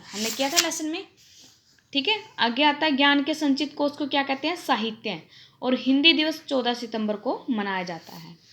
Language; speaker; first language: Hindi; native; Hindi